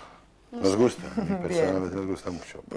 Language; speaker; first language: Spanish; non-native, fluent; Bosnian